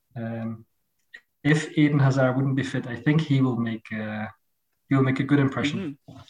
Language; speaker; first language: English; non-native, fluent; Dutch